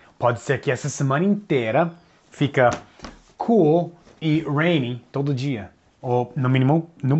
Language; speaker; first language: Portuguese; non-native, fluent; English